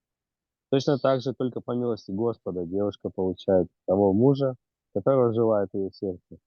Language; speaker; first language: Russian; native; Russian